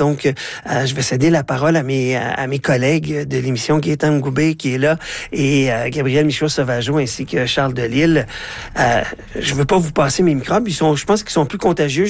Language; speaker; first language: French; native; French